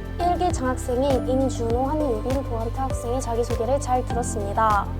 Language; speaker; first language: Korean; native; Korean